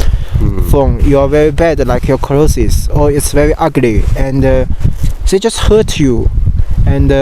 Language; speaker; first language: English; non-native, learner; Chinese